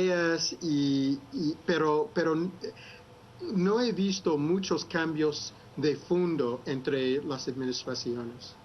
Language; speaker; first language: Spanish; non-native, fluent; English